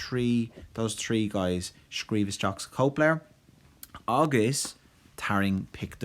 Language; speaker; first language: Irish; non-native, local second language; English